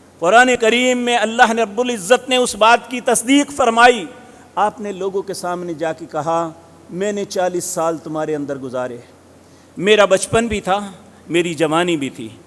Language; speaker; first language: Urdu; non-native, local second language; Punjabi